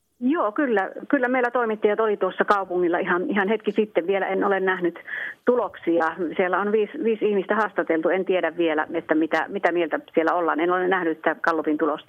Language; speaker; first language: Finnish; native; Finnish